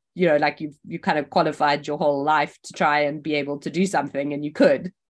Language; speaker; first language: English; native; English